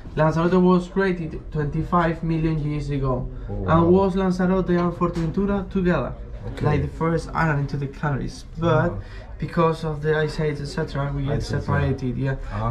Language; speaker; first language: English; non-native, fluent; Spanish